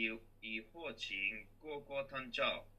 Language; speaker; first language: Chinese; non-native, learner; Japanese